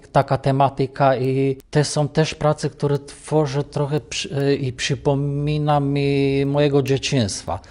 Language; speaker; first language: Polish; non-native, fluent; Romanian